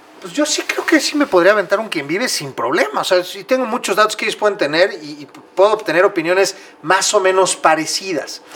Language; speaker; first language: Spanish; native; Spanish